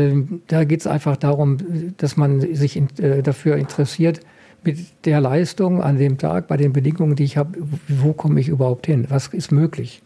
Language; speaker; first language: German; native; German